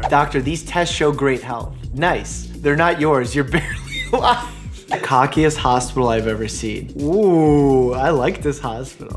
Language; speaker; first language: English; native; English